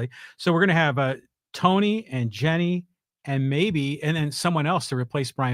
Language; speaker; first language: English; native; English